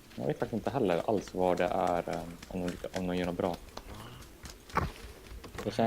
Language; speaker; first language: Swedish; native; Swedish